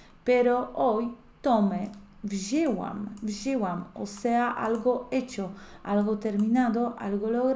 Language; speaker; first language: Spanish; non-native, fluent; Polish